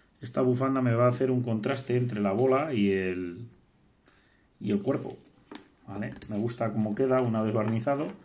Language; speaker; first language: Spanish; native; Spanish